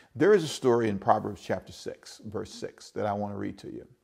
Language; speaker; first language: English; native; English